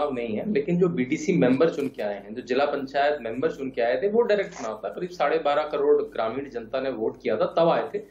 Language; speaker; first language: Hindi; native; Hindi